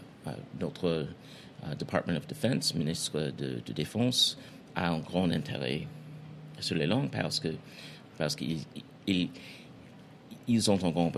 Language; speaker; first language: French; non-native, fluent; English